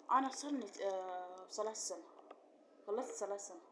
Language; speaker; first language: Arabic; non-native, learner; Oromo